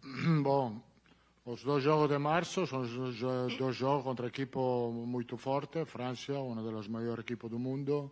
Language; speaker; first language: Portuguese; non-native, learner; Italian